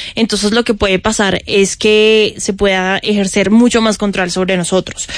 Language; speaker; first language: Spanish; native; Spanish